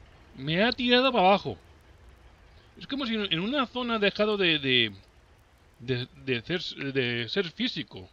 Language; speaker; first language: Spanish; native; Spanish